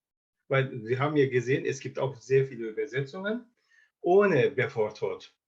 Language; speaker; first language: German; non-native, fluent; Turkish